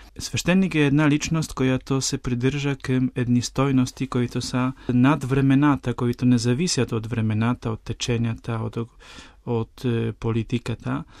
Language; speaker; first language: Bulgarian; non-native, fluent; Polish